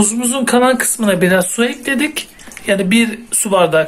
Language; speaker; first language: Turkish; native; Turkish